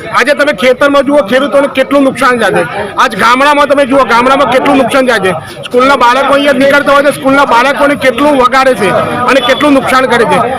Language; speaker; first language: Gujarati; native; Gujarati